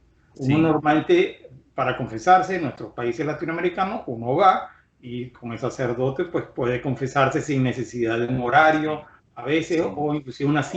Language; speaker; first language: Spanish; native; Spanish